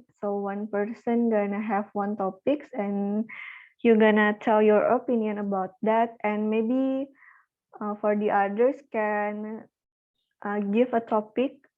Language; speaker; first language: English; non-native, learner; Indonesian